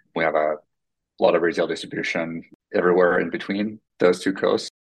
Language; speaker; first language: English; non-native, fluent; Finnish